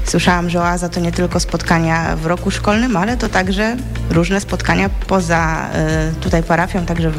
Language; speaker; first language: Polish; native; Polish